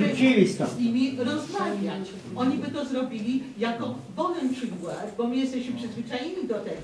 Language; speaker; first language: Polish; early bilingual, heritage; Polish